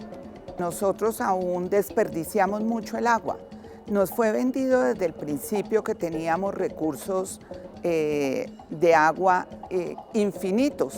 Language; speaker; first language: Spanish; native; Spanish